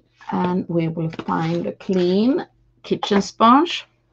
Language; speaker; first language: English; non-native, fluent; Swedish